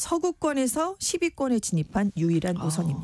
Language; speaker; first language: Korean; native; Korean